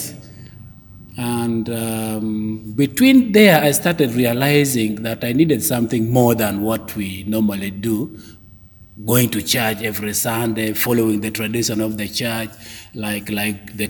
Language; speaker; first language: English; non-native, local second language; Acoli